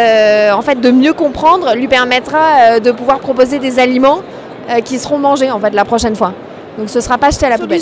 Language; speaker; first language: French; native; French